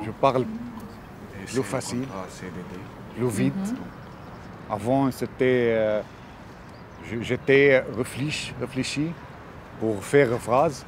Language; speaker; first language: French; non-native, learner; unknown